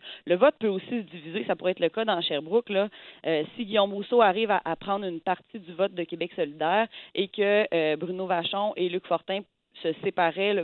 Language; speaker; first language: French; native; French